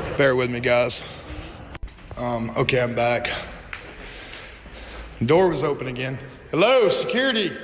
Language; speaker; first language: English; native; English